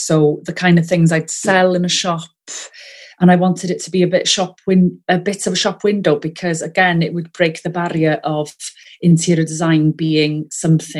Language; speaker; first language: English; non-native, local second language; Welsh